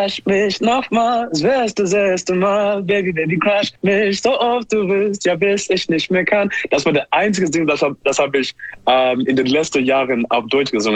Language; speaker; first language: German; non-native, learner; English